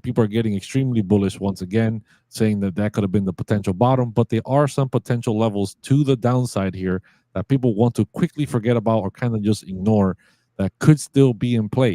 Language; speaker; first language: English; native; English